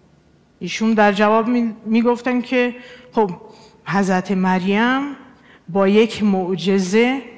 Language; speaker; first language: Persian; non-native, fluent; Portuguese